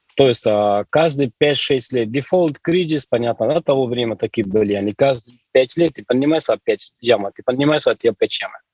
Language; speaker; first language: Russian; non-native, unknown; Hindi